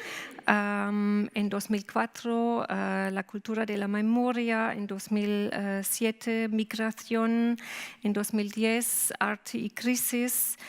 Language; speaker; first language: Spanish; non-native, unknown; German